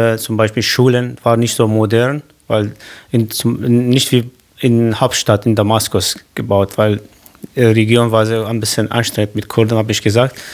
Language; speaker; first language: German; non-native, learner; Kurdish